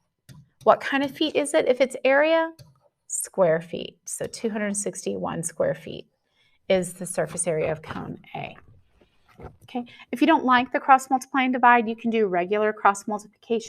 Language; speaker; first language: English; native; English